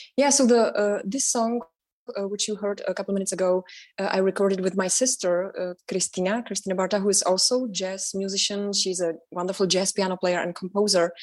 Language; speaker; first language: English; non-native, fluent; Czech